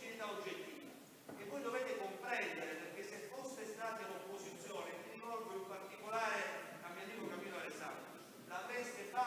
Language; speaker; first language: Italian; native; Italian